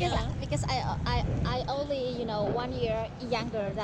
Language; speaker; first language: English; non-native, learner; Vietnamese